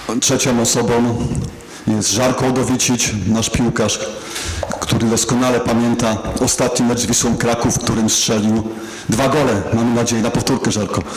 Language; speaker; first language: Polish; native; Polish